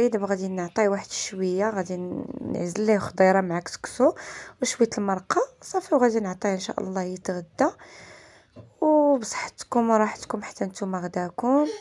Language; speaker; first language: Arabic; native; Arabic